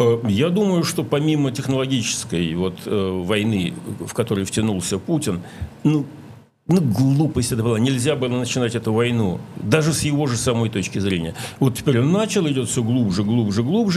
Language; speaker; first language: Russian; native; Russian